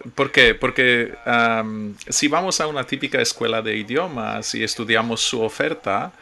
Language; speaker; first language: Spanish; non-native, fluent; Polish